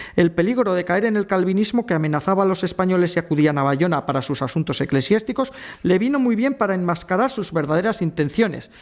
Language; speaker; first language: Spanish; native; Spanish